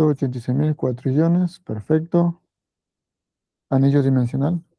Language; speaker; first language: Spanish; native; Spanish